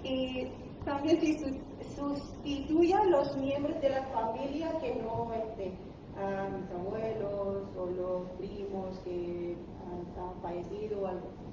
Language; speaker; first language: Spanish; non-native, learner; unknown